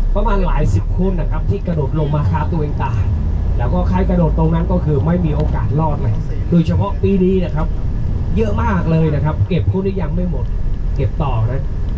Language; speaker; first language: Thai; non-native, fluent; Vietnamese